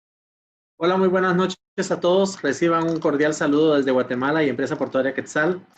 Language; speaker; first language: Spanish; native; Spanish